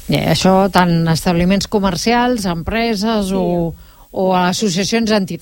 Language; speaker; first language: Catalan; native; Catalan